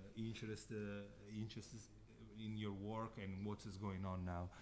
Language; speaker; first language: English; non-native, fluent; Italian